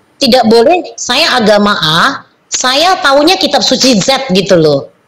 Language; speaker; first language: Indonesian; native; Indonesian